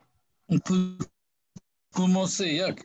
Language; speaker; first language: French; non-native, local second language; Arabic